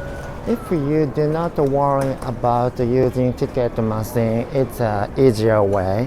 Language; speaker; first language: English; non-native, learner; Japanese